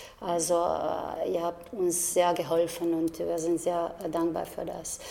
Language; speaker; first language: German; non-native, fluent; Slovenian